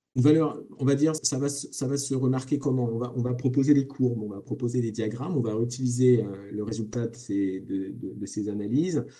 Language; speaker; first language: French; native; French